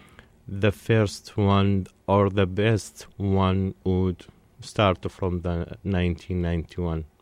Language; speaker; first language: English; non-native, learner; Arabic